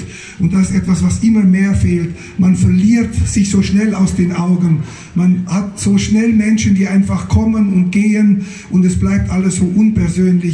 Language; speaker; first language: German; native; German